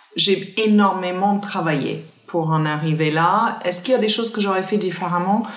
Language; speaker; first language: French; non-native, fluent; English